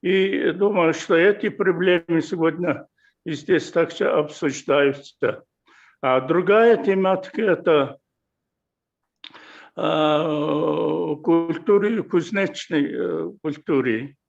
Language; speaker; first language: Russian; non-native, fluent; Mongolian